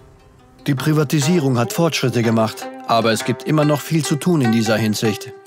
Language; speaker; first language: German; native; German